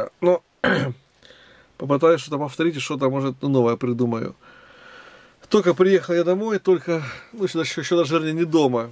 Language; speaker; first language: Russian; native; Russian